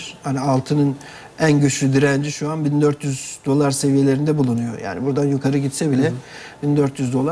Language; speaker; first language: Turkish; native; Turkish